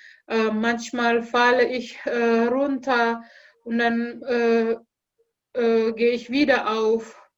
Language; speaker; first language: German; non-native, learner; Indonesian